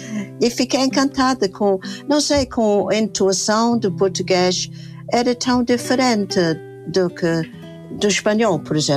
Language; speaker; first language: Portuguese; non-native, fluent; English